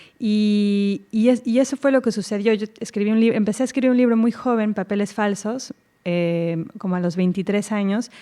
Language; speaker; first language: Spanish; native; Spanish